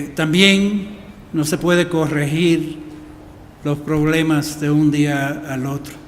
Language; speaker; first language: Spanish; early bilingual, heritage; Spanish